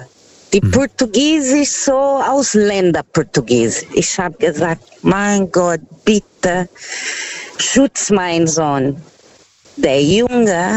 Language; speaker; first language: German; non-native, fluent; Portuguese